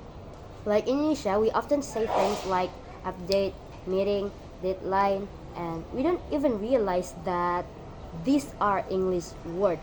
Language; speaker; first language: English; non-native, learner; Indonesian